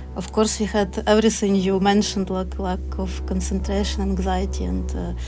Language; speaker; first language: English; non-native, fluent; Ukrainian